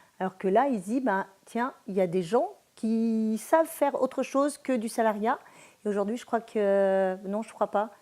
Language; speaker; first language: French; early bilingual, other home language; Spanish